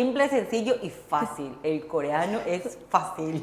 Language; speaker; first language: Spanish; non-native, fluent; Korean